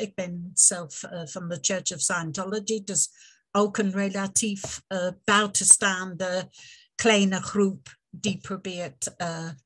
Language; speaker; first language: Dutch; non-native, fluent; English